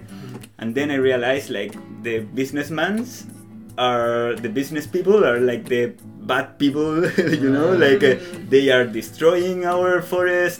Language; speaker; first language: English; non-native, learner; Spanish